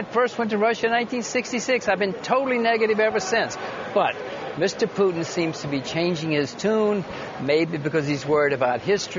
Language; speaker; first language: English; native; English